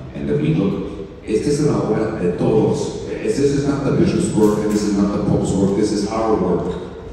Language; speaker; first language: English; early bilingual, other home language; Spanish